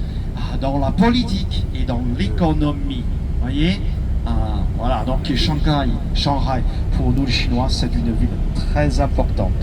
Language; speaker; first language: French; non-native, fluent; Chinese